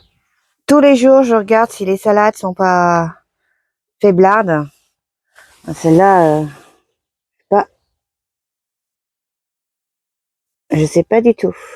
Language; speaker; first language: French; native; French